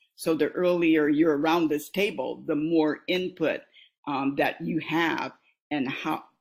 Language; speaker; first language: English; native; English